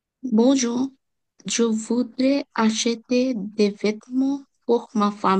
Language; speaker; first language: French; non-native, learner; Bangla